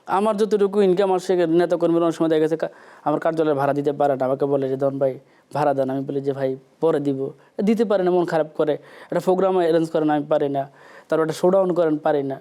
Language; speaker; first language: Bangla; native; Bangla